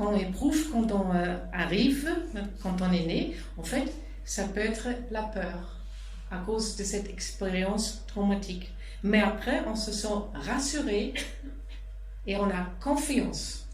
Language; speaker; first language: French; non-native, fluent; German